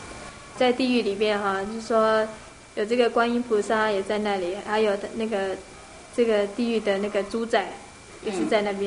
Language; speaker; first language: Chinese; native; Chinese